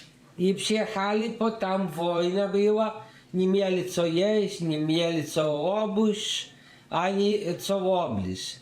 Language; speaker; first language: Polish; early bilingual, heritage; Polish